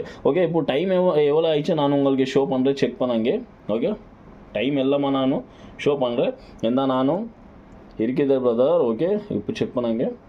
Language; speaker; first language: Tamil; non-native, learner; Kannada